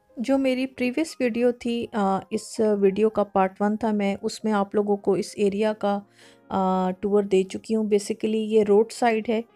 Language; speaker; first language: Urdu; native; Urdu